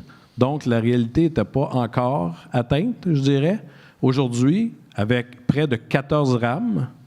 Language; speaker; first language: French; native; French